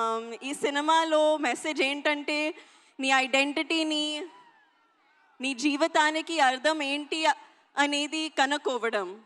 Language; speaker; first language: Telugu; non-native, fluent; Hindi